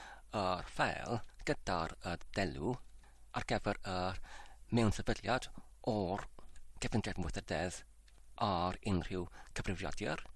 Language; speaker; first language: Welsh; non-native, learner; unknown